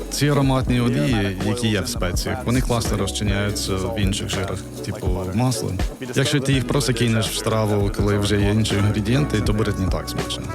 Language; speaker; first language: Ukrainian; non-native, fluent; English